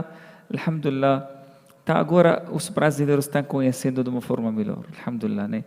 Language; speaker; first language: Portuguese; non-native, fluent; Arabic